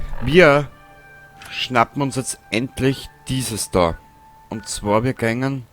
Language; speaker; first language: German; native; German